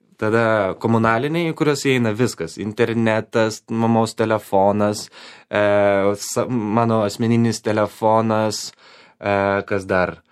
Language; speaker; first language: Lithuanian; non-native, local second language; Polish